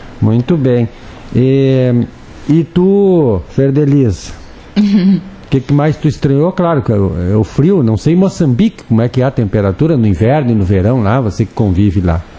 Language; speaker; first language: Portuguese; native; Portuguese